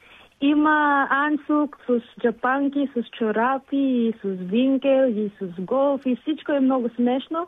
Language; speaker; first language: Bulgarian; non-native, learner; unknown